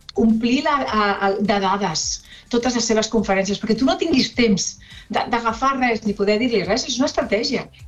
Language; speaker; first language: Catalan; non-native, local second language; Spanish